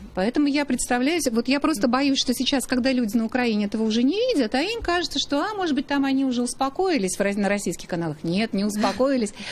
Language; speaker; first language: Russian; native; Russian